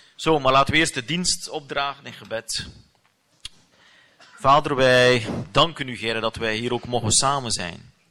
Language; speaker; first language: Dutch; native; Dutch